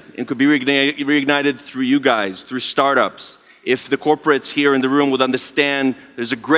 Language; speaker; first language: English; non-native, fluent; Hebrew